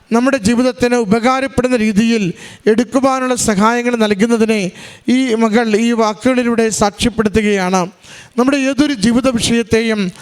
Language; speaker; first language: Malayalam; native; Malayalam